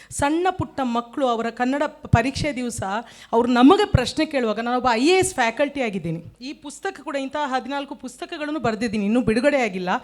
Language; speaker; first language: Kannada; non-native, local second language; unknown